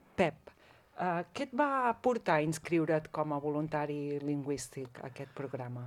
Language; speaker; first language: Catalan; native; Catalan